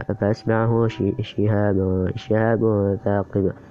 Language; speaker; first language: Arabic; non-native, learner; Indonesian